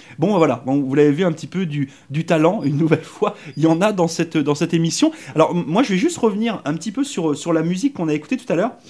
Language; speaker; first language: French; native; French